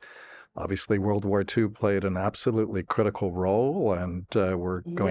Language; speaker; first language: English; native; English